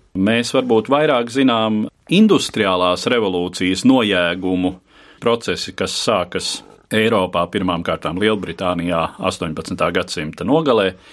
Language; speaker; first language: Latvian; native; Latvian